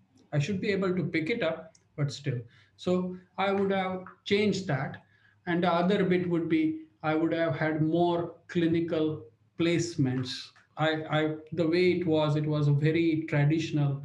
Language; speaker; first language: English; non-native, local second language; Marathi